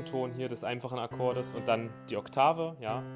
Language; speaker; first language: German; native; German